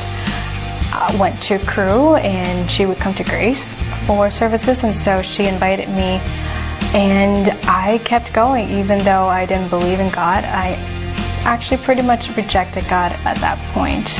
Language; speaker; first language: English; non-native, local second language; Cantonese